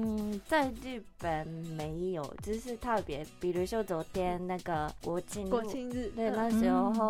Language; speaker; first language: Chinese; non-native, fluent; Japanese